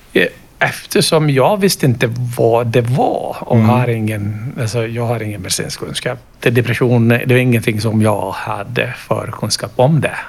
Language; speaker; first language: Swedish; non-native, fluent; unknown